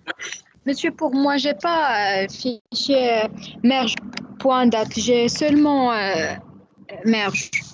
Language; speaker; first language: French; non-native, local second language; Arabic